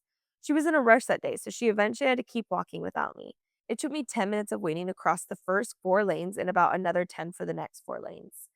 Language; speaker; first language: English; native; English